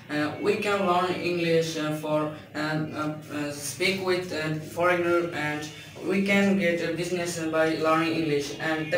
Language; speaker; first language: English; non-native, learner; Bangla